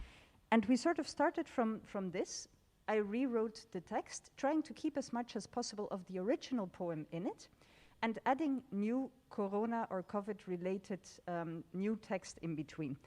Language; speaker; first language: English; non-native, fluent; Dutch